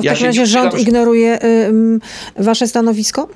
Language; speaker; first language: Polish; native; Polish